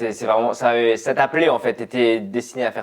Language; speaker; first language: French; native; French